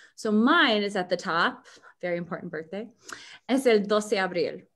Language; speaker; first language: English; native; English